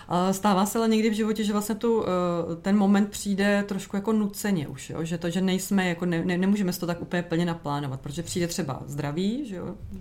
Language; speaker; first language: Czech; native; Czech